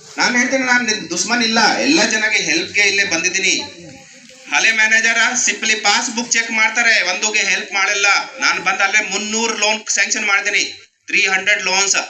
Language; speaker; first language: Kannada; non-native, learner; Hindi